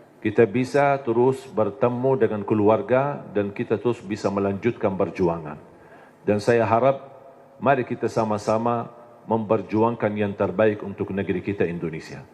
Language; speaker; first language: Indonesian; non-native, fluent; Arabic